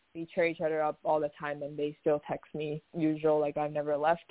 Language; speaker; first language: English; non-native, fluent; Chinese